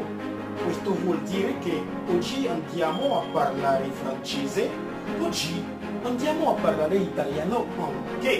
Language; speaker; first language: Italian; non-native, fluent; French